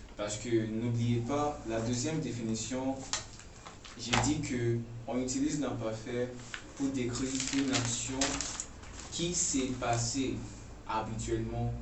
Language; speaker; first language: French; non-native, fluent; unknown